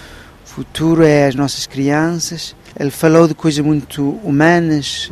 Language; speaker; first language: Portuguese; early bilingual, heritage; Portuguese